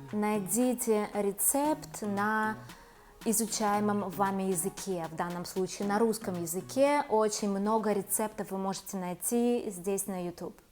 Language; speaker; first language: Russian; native; Russian